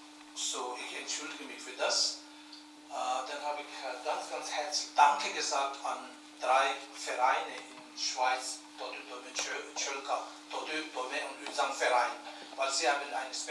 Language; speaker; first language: German; non-native, learner; Tibetan